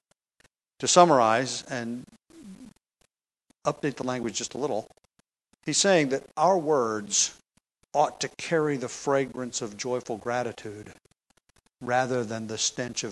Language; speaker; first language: English; native; English